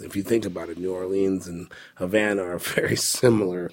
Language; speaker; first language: English; early bilingual, other home language; Spanish